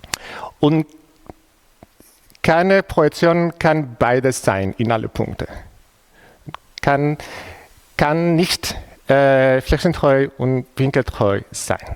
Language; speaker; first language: German; non-native, fluent; Spanish